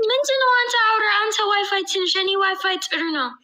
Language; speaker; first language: Amharic; non-native, learner; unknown